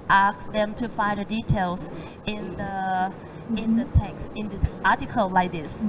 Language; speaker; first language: English; non-native, learner; Thai